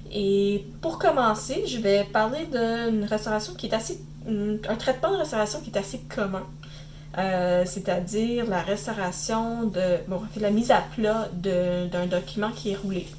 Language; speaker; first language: French; native; French